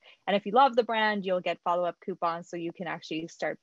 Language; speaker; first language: English; non-native, fluent; French